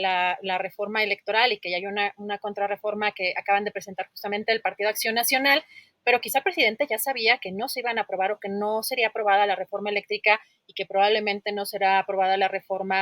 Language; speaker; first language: Spanish; native; Spanish